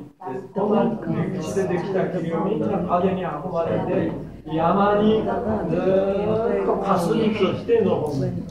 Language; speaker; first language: Japanese; native; Japanese